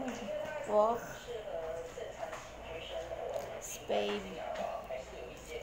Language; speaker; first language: Chinese; non-native, learner; Filipino